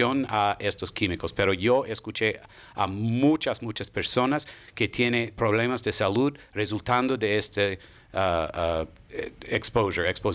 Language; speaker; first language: Spanish; non-native, fluent; English